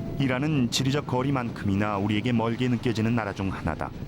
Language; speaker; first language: Korean; native; Korean